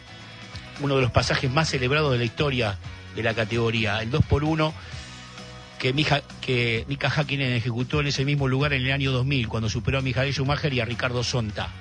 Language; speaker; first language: Spanish; native; Spanish